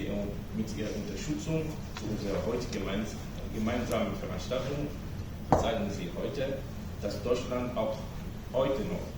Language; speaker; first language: German; non-native, fluent; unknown